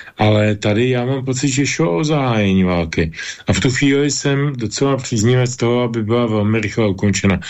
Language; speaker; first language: Czech; native; Czech